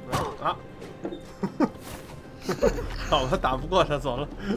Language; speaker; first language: Chinese; native; Chinese